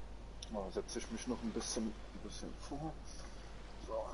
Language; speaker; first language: German; native; German